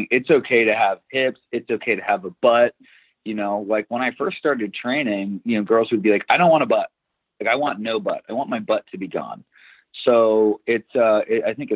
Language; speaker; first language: English; native; English